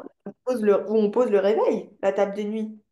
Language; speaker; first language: French; native; French